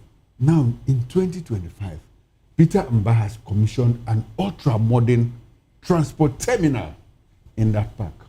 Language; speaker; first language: English; non-native, local second language; Igbo